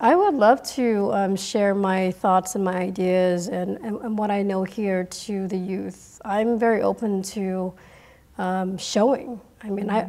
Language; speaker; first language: English; early bilingual, other home language; Khmer